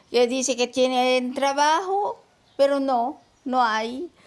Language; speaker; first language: Spanish; non-native, learner; Filipino